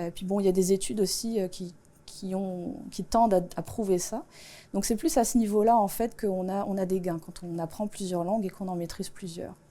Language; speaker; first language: French; non-native, local second language; Swiss German